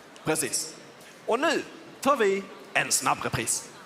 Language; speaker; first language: Swedish; native; Swedish